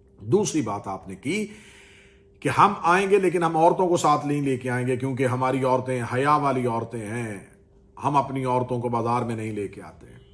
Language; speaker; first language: Urdu; non-native, local second language; Punjabi